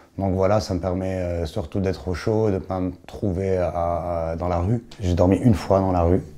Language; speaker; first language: French; non-native, local second language; Arabic